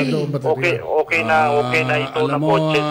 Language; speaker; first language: Filipino; non-native, learner; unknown